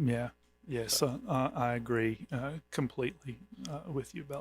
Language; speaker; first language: English; native; English